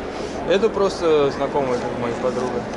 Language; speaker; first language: Russian; native; Russian